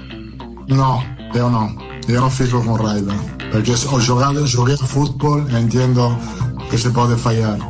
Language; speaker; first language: Portuguese; non-native, learner; Italian